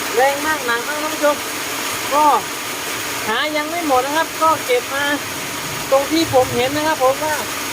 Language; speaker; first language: Thai; native; Thai